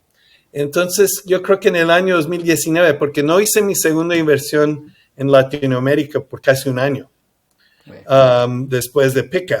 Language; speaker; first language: Spanish; early bilingual, heritage; English